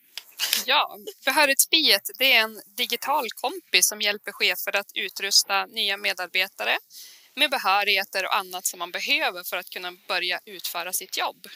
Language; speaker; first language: Swedish; native; Swedish